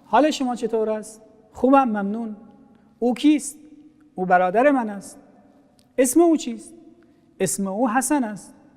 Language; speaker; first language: Persian; non-native, fluent; Arabic